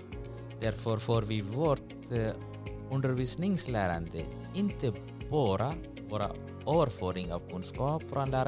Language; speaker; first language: Swedish; non-native, fluent; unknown